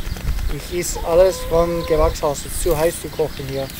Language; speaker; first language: German; non-native, learner; Italian